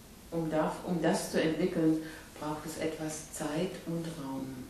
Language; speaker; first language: German; native; German